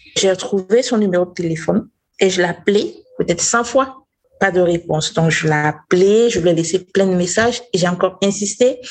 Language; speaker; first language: French; non-native, local second language; Mossi